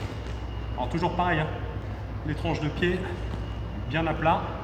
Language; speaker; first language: French; native; French